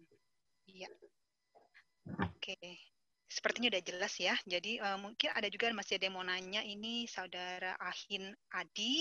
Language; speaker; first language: Indonesian; native; Indonesian